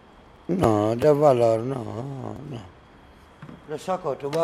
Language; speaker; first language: Spanish; non-native, learner; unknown